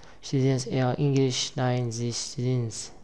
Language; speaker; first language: German; non-native, learner; Arabic